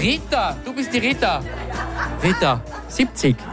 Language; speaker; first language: German; native; German